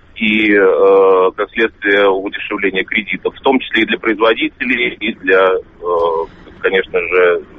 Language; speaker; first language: Russian; native; Russian